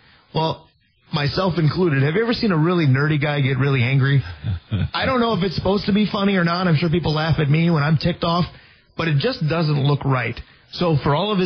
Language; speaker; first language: English; native; English